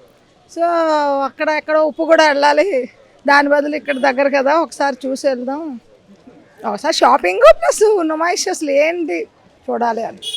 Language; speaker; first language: Telugu; native; Telugu